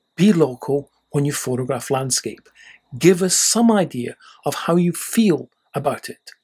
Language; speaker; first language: English; native; English